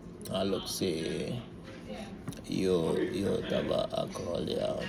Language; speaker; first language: Finnish; non-native, learner; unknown